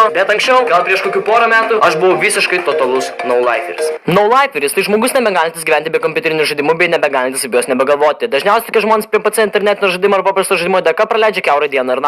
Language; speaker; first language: Lithuanian; native; Lithuanian